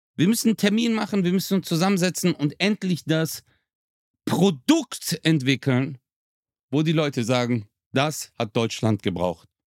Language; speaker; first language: German; early bilingual, other home language; Turkish